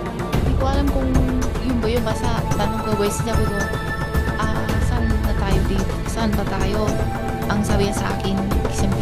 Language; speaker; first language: Filipino; non-native, learner; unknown